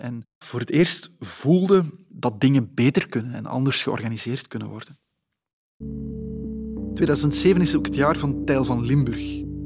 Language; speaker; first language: Dutch; native; Dutch